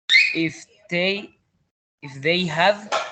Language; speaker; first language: English; non-native, learner; Spanish